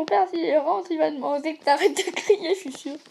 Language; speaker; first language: French; native; French